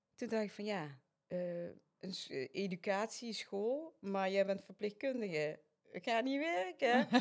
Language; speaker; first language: Dutch; early bilingual, other home language; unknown